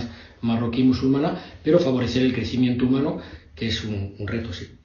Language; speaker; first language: Spanish; native; Spanish